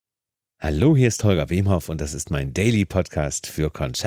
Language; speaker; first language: German; native; German